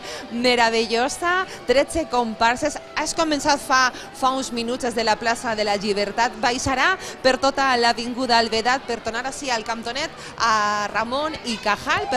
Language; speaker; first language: Catalan; native; Catalan